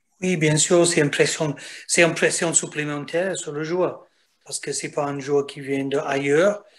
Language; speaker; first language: French; non-native, fluent; English